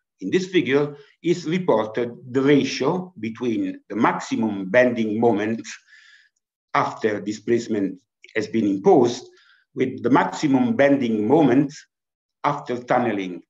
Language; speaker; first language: English; non-native, fluent; Italian